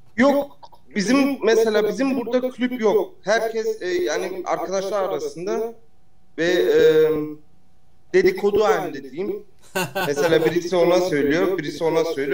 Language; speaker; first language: Turkish; early bilingual, heritage; Turkish